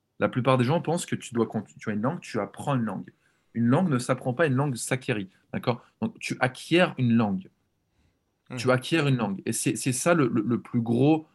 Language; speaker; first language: French; native; French